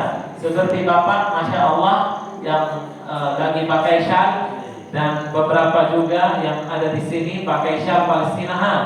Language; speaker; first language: Indonesian; non-native, fluent; Arabic